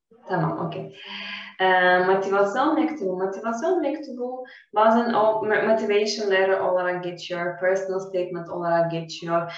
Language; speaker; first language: Turkish; non-native, fluent; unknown